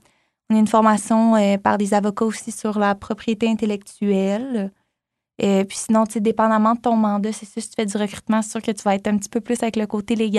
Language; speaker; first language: French; native; French